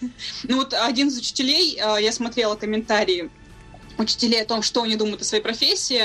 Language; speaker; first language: Russian; native; Russian